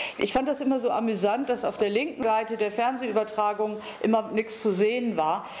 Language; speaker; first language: German; native; German